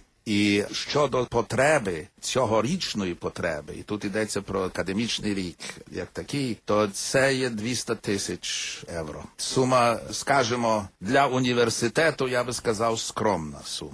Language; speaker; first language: Ukrainian; early bilingual, heritage; Ukrainian